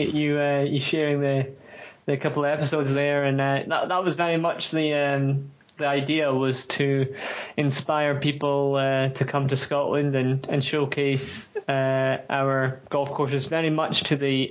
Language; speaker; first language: English; native; English